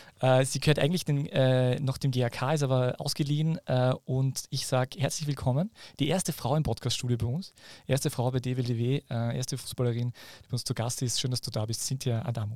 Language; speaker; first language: German; native; German